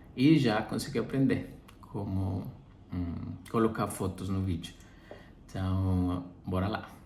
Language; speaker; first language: Portuguese; non-native, fluent; Spanish